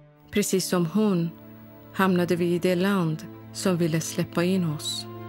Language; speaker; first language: Swedish; non-native, fluent; Persian